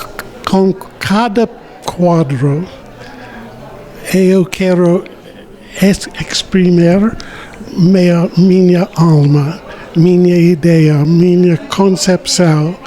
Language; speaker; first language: Portuguese; non-native, learner; English